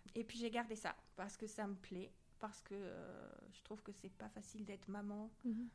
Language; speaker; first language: French; native; French